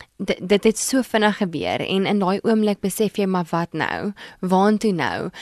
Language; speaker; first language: Afrikaans; native; Afrikaans